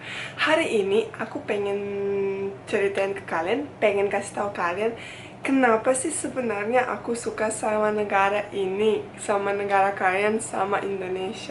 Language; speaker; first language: Indonesian; non-native, fluent; Bosnian